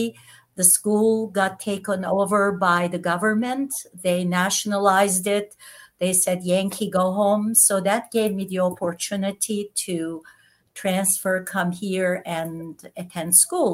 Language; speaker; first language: English; non-native, fluent; Turkish